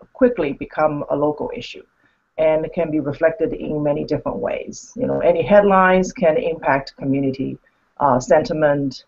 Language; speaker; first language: English; non-native, fluent; Chinese